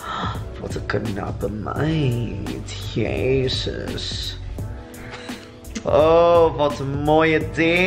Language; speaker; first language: Dutch; non-native, learner; English